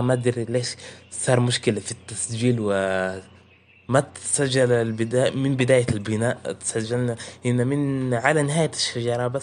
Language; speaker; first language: Arabic; native; Arabic